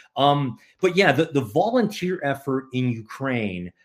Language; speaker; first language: English; non-native, fluent; Ukrainian